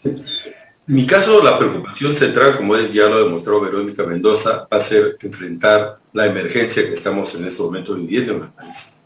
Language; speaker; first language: Spanish; native; Spanish